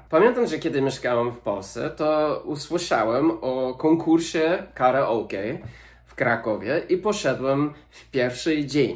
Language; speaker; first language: Polish; non-native, fluent; English